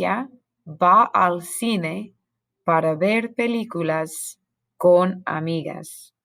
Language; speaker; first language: Spanish; non-native, fluent; English